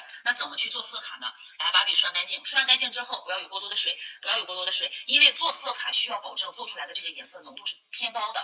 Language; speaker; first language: Chinese; native; Chinese